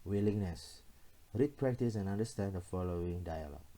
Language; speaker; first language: English; non-native, fluent; Indonesian